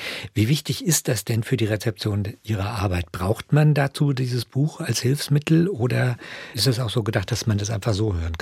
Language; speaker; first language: German; native; German